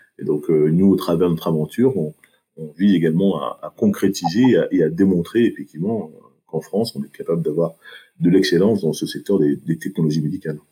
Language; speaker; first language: French; early bilingual, other home language; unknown